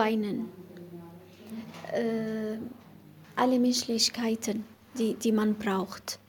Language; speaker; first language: German; non-native, learner; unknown